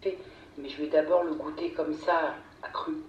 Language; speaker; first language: French; native; French